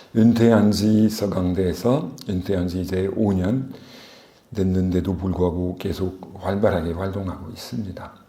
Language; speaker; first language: Korean; non-native, fluent; French